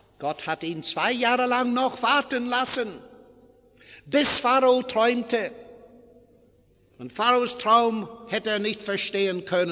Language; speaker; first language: German; non-native, fluent; English